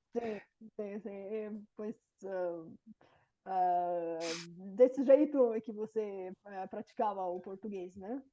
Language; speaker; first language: Portuguese; non-native, fluent; Bulgarian